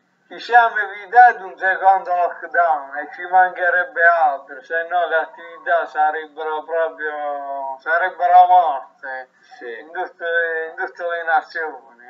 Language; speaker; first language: Italian; native; Italian